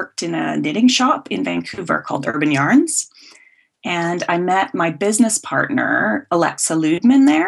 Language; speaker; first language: English; native; English